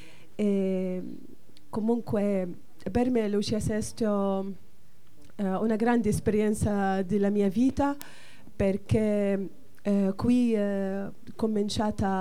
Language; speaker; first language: Italian; non-native, learner; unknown